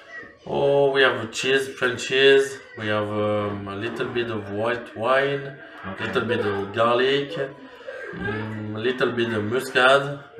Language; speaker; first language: English; non-native, learner; French